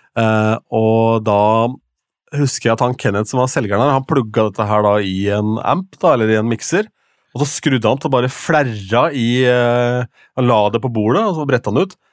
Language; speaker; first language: Norwegian; native; Norwegian